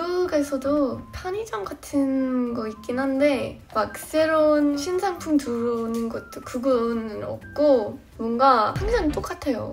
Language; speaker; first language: Korean; non-native, fluent; English